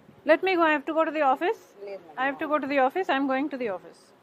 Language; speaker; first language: English; non-native, local second language; Telugu